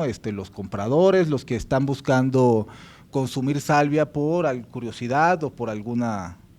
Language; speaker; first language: Spanish; native; Spanish